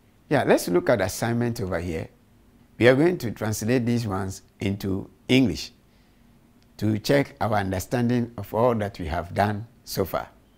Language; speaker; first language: English; non-native, local second language; Akan